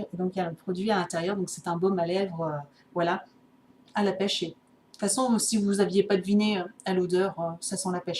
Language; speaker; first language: French; native; French